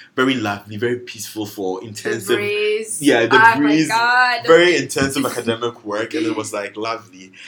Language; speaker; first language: English; non-native, local second language; Akan